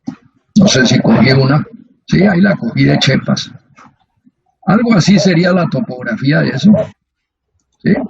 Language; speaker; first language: Spanish; native; Spanish